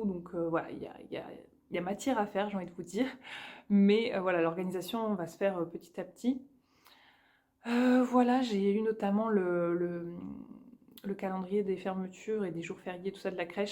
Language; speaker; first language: French; native; French